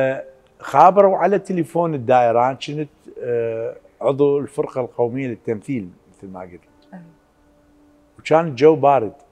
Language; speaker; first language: Arabic; native; Arabic